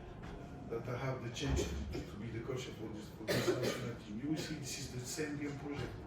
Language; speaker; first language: English; non-native, fluent; French